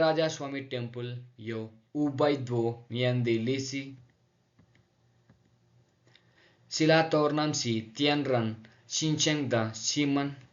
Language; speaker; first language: Chinese; non-native, learner; Telugu